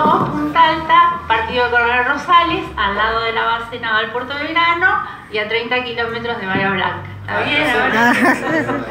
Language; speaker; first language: Spanish; native; Spanish